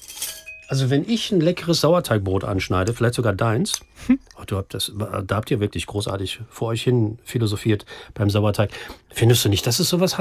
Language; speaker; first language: German; native; German